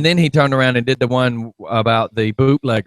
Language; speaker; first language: English; native; English